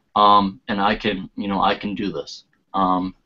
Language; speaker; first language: English; native; English